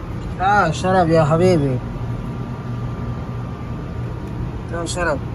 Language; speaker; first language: Arabic; non-native, learner; Bangla